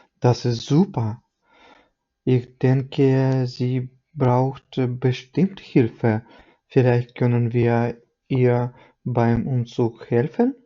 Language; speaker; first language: German; non-native, fluent; Ukrainian